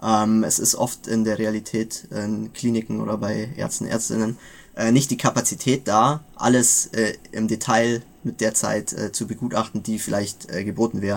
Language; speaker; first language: German; native; German